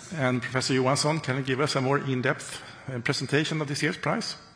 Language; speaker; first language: English; non-native, fluent; Swedish